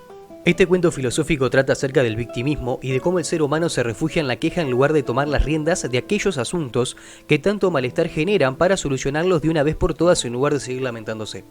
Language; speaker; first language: Spanish; native; Spanish